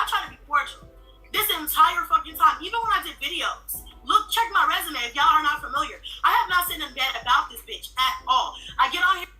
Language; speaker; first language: English; native; English